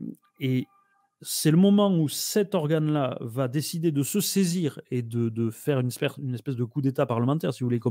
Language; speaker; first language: French; native; French